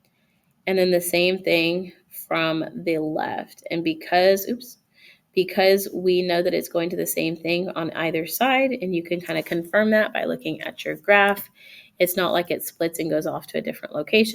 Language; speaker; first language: English; native; English